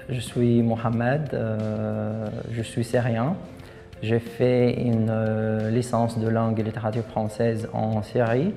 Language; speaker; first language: French; non-native, fluent; Arabic